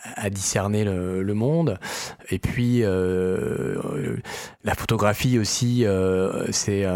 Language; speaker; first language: French; native; French